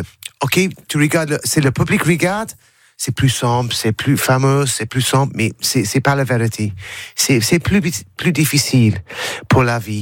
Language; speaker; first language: French; non-native, learner; English